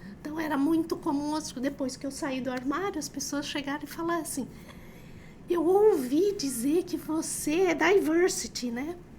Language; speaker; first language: Portuguese; early bilingual, other home language; Chinese